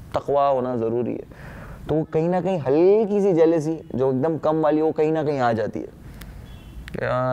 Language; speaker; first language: Hindi; non-native, local second language; Gujarati